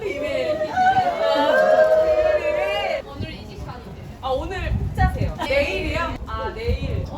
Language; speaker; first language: Korean; native; Korean